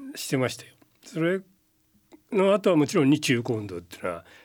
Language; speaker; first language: Japanese; native; Japanese